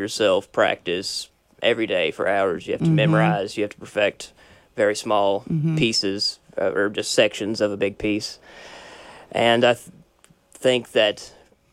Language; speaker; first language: English; native; English